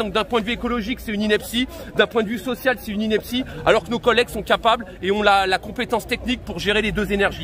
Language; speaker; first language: French; native; French